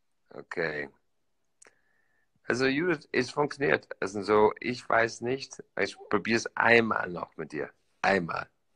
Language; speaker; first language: German; non-native, fluent; English